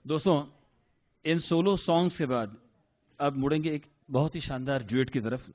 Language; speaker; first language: Hindi; non-native, local second language; Marathi